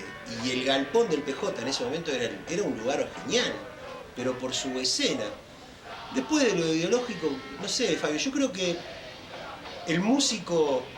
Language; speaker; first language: Spanish; native; Spanish